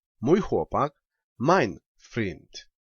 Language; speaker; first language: German; non-native, learner; Polish